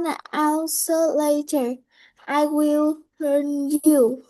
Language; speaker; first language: English; non-native, learner; Vietnamese